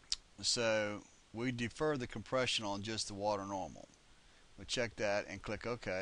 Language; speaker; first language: English; native; English